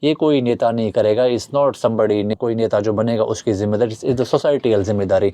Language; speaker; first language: Hindi; native; Hindi